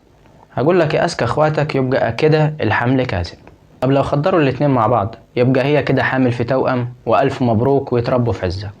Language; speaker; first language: Arabic; native; Arabic